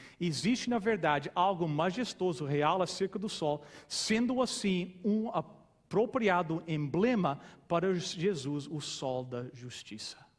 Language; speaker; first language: Portuguese; non-native, fluent; English